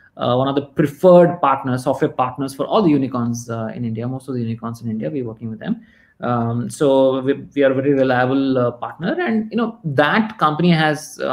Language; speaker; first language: English; non-native, local second language; Kannada